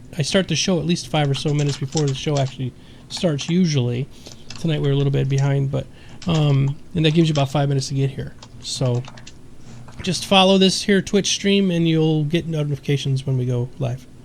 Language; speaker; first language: English; native; English